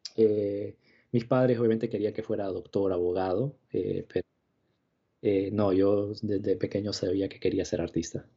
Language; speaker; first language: Spanish; native; Spanish